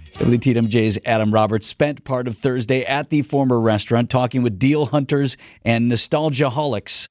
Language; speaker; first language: English; native; English